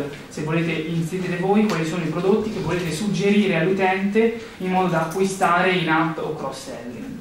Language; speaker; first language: Italian; native; Italian